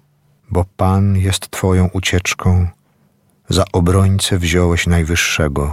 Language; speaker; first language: Polish; native; Polish